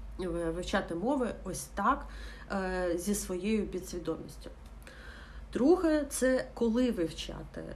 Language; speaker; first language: Ukrainian; non-native, local second language; Russian